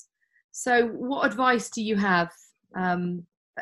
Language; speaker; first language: English; native; English